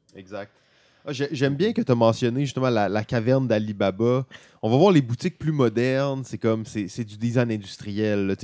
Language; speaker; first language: French; native; French